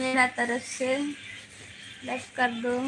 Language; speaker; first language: Hindi; non-native, local second language; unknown